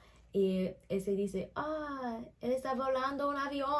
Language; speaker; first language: Spanish; non-native, learner; English